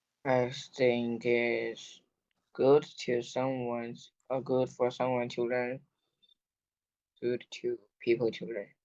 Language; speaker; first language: English; non-native, learner; Chinese